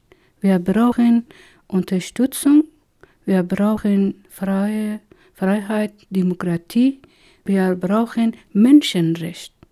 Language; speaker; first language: German; non-native, learner; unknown